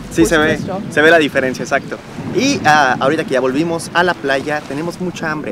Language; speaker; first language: Spanish; native; Spanish